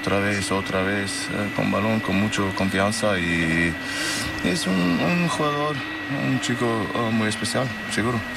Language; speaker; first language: Spanish; non-native, learner; German